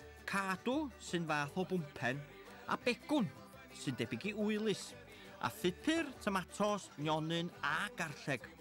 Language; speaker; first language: Welsh; native; Welsh